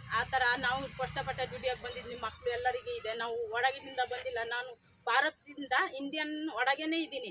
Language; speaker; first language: Kannada; non-native, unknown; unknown